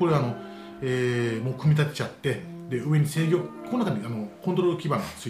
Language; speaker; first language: Japanese; native; Japanese